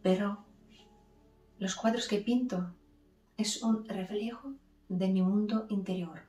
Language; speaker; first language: Spanish; non-native, fluent; Ukrainian